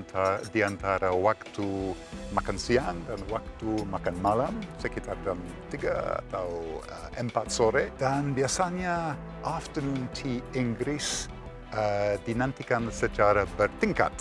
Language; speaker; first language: Indonesian; non-native, fluent; English